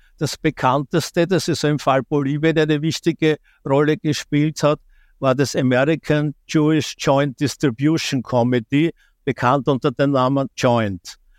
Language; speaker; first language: German; native; German